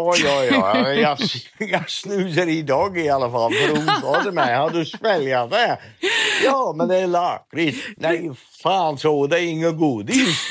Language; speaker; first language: Swedish; non-native, fluent; Dutch